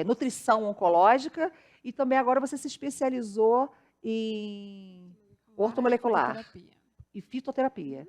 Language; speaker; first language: Portuguese; native; Portuguese